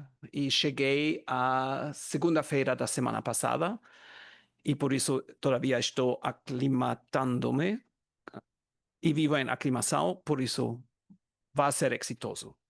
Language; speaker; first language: Portuguese; non-native, learner; German